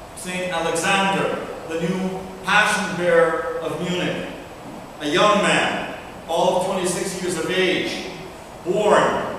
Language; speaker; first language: English; early bilingual, other home language; Russian